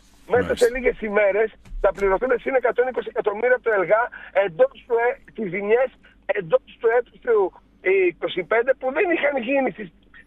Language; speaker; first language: Greek; native; Greek